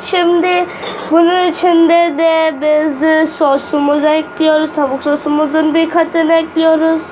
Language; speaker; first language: Turkish; non-native, learner; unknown